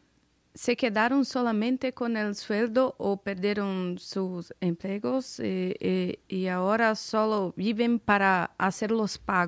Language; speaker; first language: Spanish; non-native, fluent; Portuguese